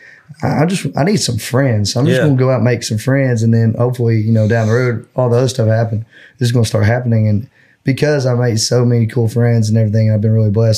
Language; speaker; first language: English; native; English